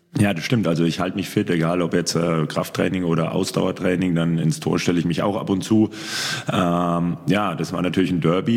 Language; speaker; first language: German; native; German